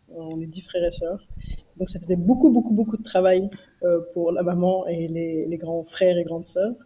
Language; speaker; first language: French; native; French